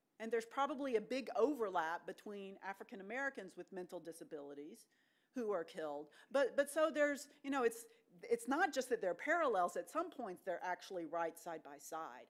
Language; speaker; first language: English; native; English